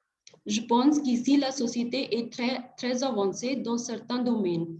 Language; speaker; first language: French; non-native, fluent; Hindi